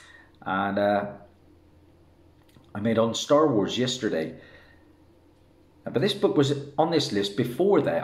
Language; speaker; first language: English; native; English